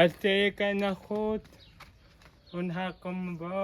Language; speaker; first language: Arabic; native; Arabic